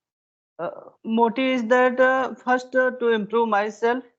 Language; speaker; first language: English; non-native, learner; Hindi